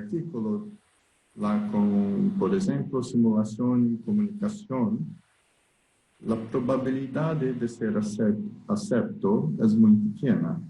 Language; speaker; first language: Spanish; non-native, learner; Portuguese